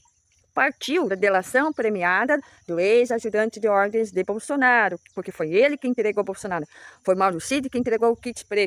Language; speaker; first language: Portuguese; native; Portuguese